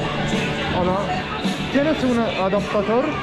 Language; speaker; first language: Spanish; non-native, learner; Italian